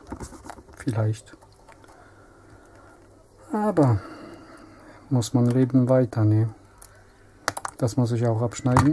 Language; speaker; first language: German; non-native, learner; Polish